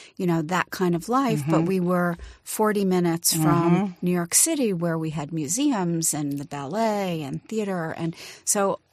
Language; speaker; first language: English; native; English